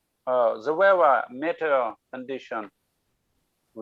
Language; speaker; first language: English; non-native, learner; Russian